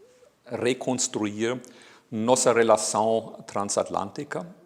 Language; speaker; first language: Portuguese; non-native, fluent; German